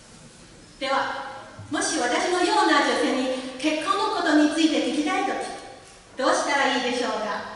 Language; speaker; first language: Japanese; non-native, learner; Chinese